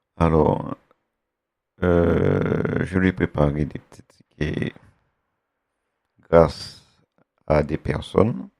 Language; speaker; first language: French; native; French